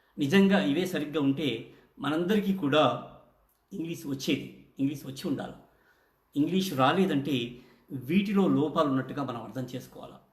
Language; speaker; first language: Telugu; native; Telugu